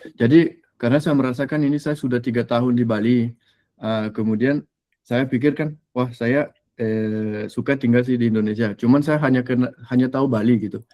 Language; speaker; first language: Indonesian; non-native, fluent; French